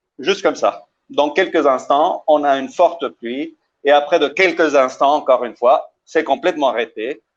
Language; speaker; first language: French; early bilingual, heritage; Spanish